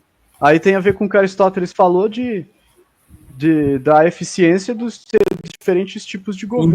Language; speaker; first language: Portuguese; native; Portuguese